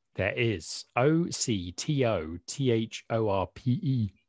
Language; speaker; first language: English; native; English